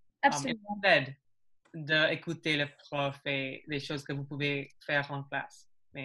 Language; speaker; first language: French; non-native, learner; English